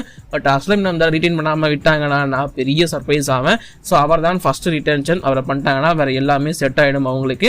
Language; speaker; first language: Tamil; native; Tamil